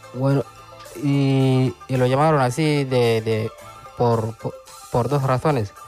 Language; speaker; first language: Spanish; non-native, learner; Arabic